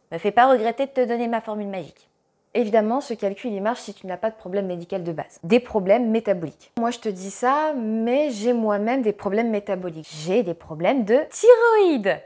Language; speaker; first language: French; native; French